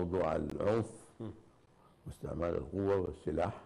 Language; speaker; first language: Arabic; native; Arabic